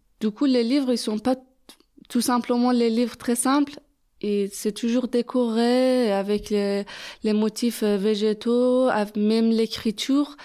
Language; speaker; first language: French; non-native, fluent; Persian